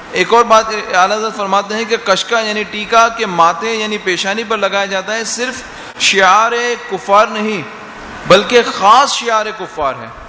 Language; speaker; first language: Urdu; native; Urdu